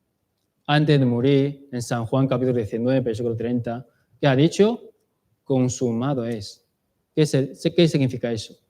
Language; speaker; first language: Spanish; non-native, learner; Chinese